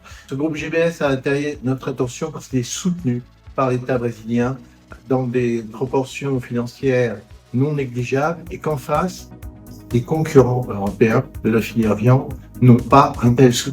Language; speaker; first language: French; native; French